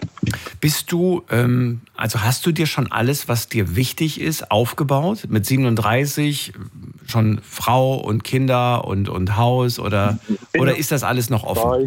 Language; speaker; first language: German; native; German